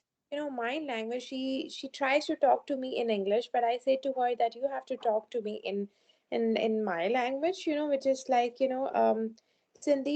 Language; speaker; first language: English; non-native, fluent; Sindhi